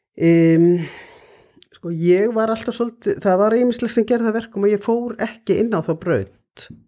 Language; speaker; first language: Icelandic; native; Icelandic